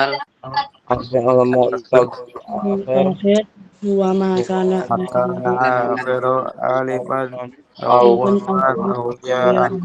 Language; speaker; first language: Arabic; non-native, learner; Indonesian